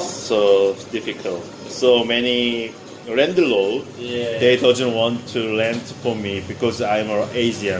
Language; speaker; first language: English; non-native, learner; Korean